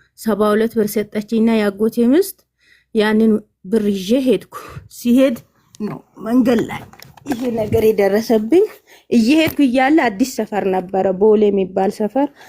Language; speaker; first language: Amharic; non-native, local second language; Northern Hindko